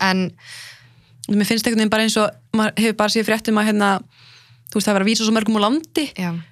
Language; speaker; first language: Icelandic; early bilingual, other home language; Arabic